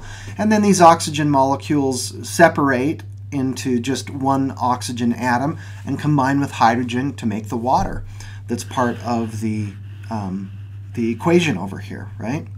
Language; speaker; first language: English; native; English